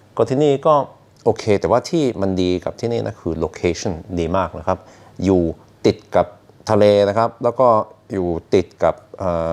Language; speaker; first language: Thai; non-native, fluent; Norwegian